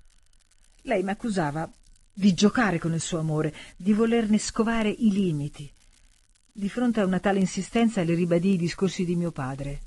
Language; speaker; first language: Italian; native; Italian